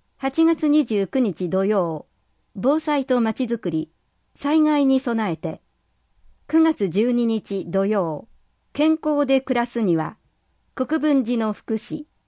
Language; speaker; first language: Japanese; native; Japanese